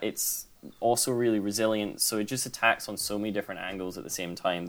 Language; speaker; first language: English; native; English